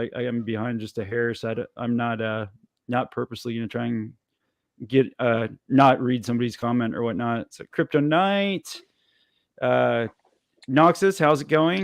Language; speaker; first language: English; native; English